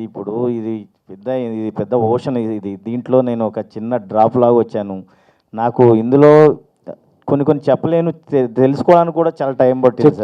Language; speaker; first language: Telugu; native; Telugu